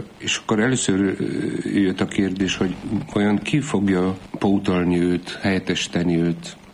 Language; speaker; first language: Hungarian; non-native, fluent; Polish